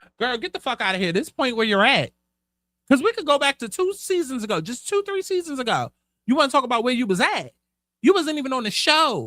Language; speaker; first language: English; native; English